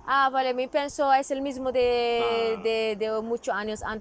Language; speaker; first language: Spanish; non-native, learner; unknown